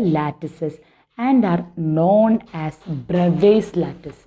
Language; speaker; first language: English; non-native, local second language; Malayalam